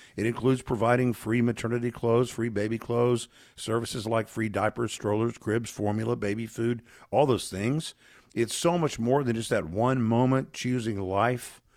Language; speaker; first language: English; native; English